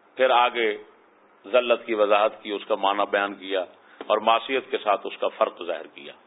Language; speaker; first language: Urdu; native; Urdu